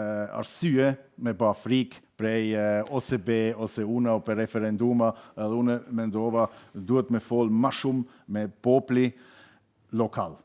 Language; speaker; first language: Albanian; non-native, fluent; German